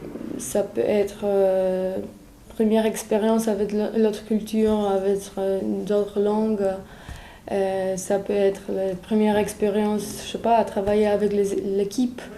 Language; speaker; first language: French; non-native, fluent; Polish